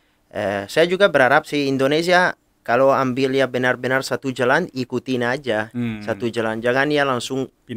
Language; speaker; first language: Indonesian; non-native, fluent; Italian